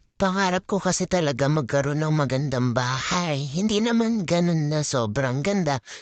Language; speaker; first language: Filipino; native; Filipino